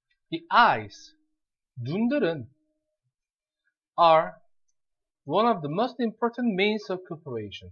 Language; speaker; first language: English; non-native, fluent; Korean